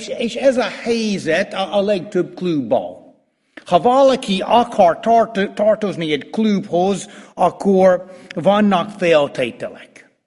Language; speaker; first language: Hungarian; non-native, fluent; English